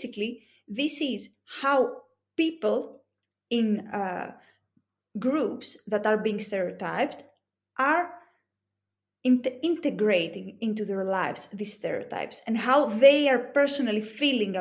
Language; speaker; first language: English; non-native, fluent; Greek